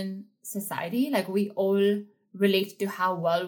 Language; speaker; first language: English; non-native, local second language; Hindi